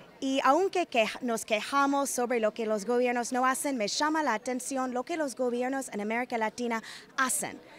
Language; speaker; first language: Spanish; non-native, fluent; English